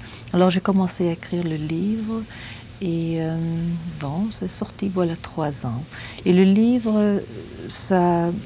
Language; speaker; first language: French; non-native, fluent; German